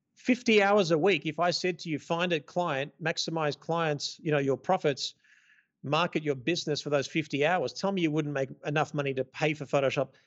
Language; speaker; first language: English; native; English